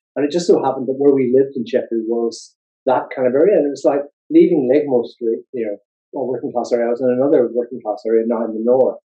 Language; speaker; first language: English; native; English